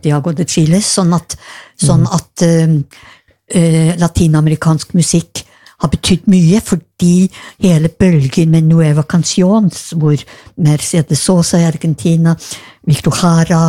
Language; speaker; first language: Norwegian; native; Norwegian